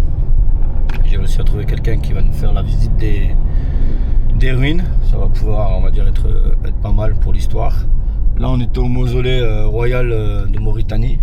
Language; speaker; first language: French; native; French